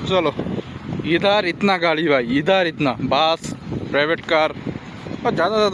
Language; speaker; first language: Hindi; non-native, learner; Bangla